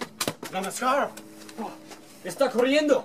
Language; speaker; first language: Spanish; non-native, learner; English